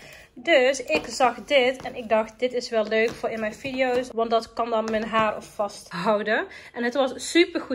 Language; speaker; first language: Dutch; early bilingual, other home language; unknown